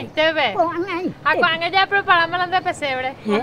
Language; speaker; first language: Spanish; native; Spanish